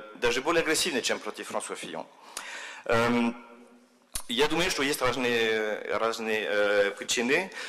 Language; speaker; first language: Russian; non-native, fluent; French